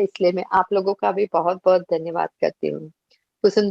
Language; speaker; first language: Hindi; non-native, local second language; Gujarati